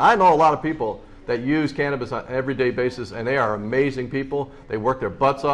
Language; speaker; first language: English; native; English